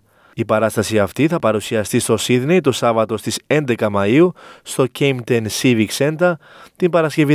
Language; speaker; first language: Greek; native; Greek